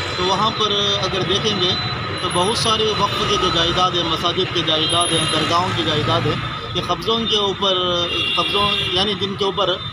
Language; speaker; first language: Urdu; native; Urdu